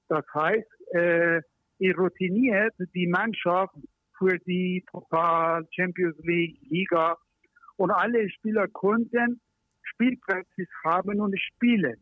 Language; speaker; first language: German; non-native, learner; Persian